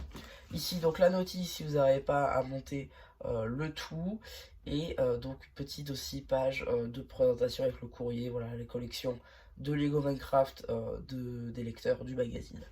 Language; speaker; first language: French; native; French